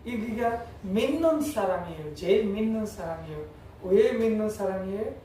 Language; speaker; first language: Korean; non-native, learner; English